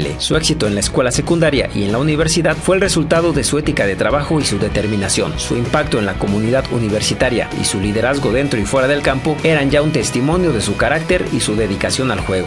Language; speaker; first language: Spanish; native; Spanish